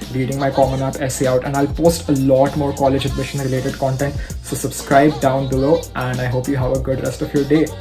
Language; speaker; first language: English; non-native, local second language; Hindi